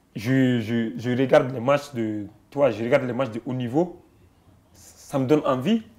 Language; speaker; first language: French; non-native, local second language; Bambara